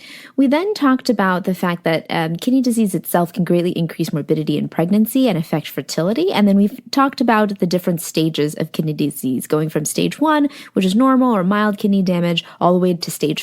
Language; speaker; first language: English; native; English